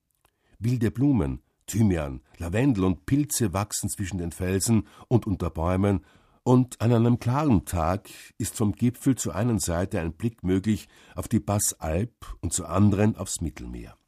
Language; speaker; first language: German; native; German